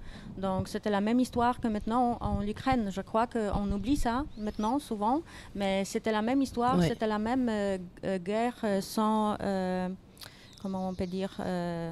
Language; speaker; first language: French; non-native, fluent; Polish